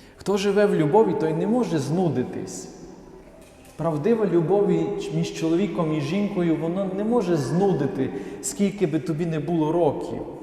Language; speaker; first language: Ukrainian; native; Ukrainian